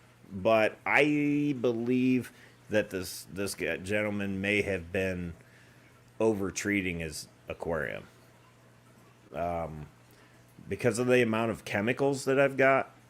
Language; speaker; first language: English; native; English